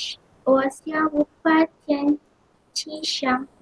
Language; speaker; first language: Chinese; non-native, learner; Malay